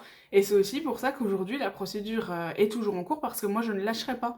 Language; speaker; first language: French; native; French